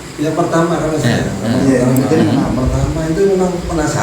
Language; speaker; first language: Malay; non-native, local second language; Javanese